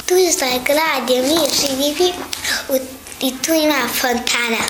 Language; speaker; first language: Bosnian; native; Bosnian